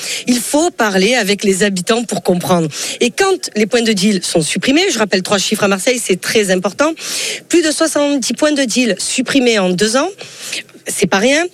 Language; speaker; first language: French; native; French